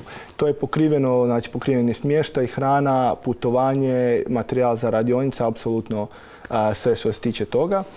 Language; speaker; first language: Croatian; native; Croatian